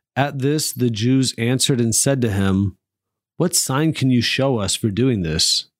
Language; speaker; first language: English; native; English